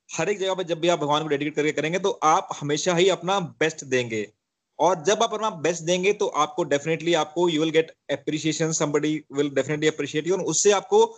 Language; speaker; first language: Hindi; native; Hindi